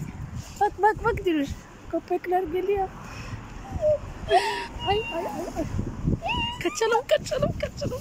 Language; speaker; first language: Turkish; non-native, learner; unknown